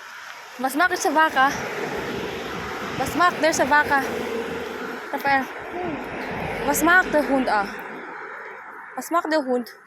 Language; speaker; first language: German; non-native, learner; Filipino